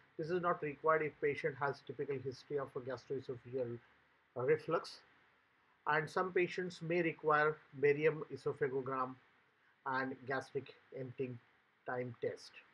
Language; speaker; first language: English; non-native, local second language; Marathi